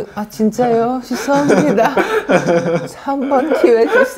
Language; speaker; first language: Korean; non-native, fluent; Thai